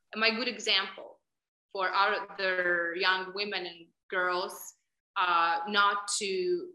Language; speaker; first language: English; non-native, fluent; Ukrainian